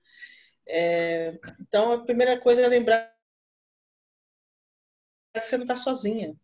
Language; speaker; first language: Portuguese; native; Portuguese